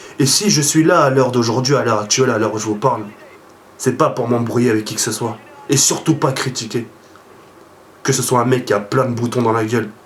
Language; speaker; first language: French; early bilingual, other home language; Arabic